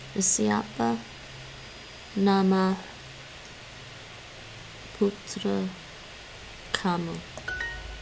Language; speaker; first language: Indonesian; non-native, learner; English